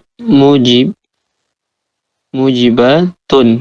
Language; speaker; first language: Arabic; non-native, learner; Indonesian